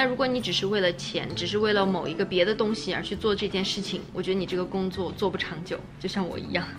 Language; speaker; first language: Chinese; native; Chinese